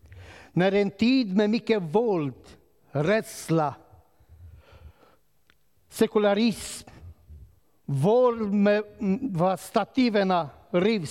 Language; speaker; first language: Swedish; non-native, learner; Romanian